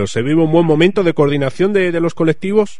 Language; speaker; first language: Spanish; native; Spanish